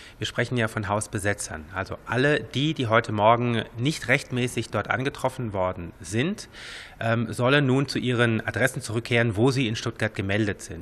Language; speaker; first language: German; native; German